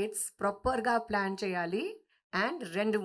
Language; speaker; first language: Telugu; non-native, learner; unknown